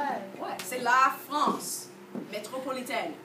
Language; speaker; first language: French; non-native, fluent; English